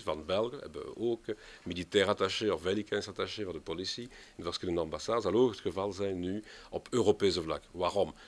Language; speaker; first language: Dutch; non-native, local second language; French